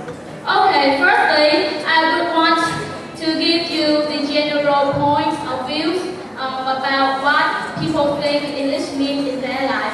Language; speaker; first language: English; non-native, learner; Vietnamese